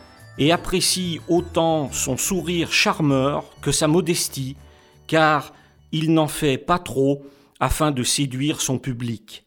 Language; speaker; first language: French; native; French